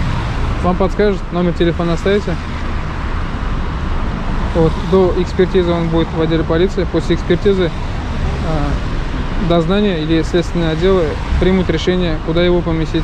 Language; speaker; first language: Russian; native; Russian